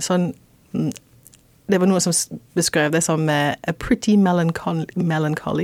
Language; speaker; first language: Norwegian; non-native, fluent; English